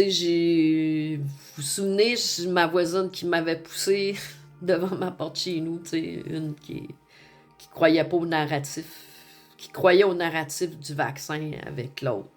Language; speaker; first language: French; native; French